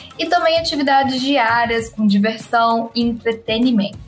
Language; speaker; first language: Portuguese; native; Portuguese